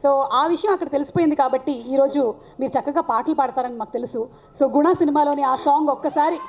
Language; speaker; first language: Telugu; native; Telugu